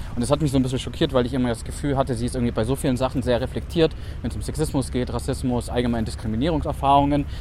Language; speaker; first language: German; native; German